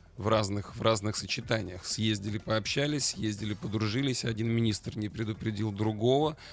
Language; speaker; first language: Russian; native; Russian